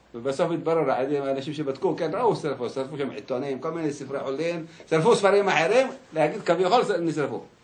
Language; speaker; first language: Hebrew; early bilingual, other home language; Arabic